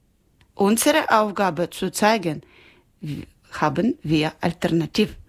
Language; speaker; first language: German; non-native, learner; Ukrainian